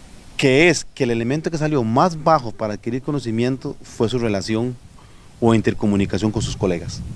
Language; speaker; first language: Spanish; native; Spanish